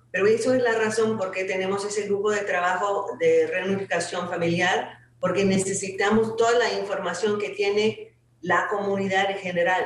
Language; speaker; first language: Spanish; non-native, fluent; English